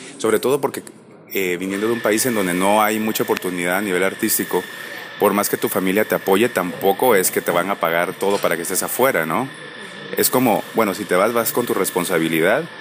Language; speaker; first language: Spanish; native; Spanish